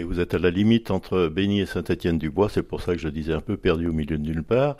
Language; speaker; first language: French; native; French